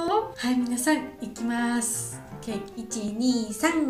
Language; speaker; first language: Japanese; non-native, learner; Georgian